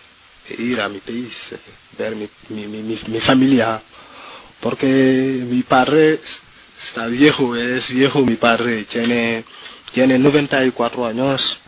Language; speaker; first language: Spanish; non-native, learner; French